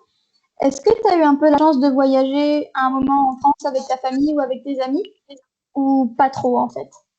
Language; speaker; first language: French; native; French